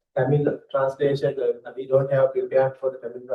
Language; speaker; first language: English; non-native, local second language; Sinhala